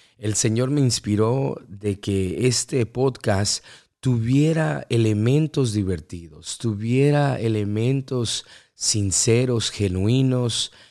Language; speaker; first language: Spanish; early bilingual, heritage; Spanish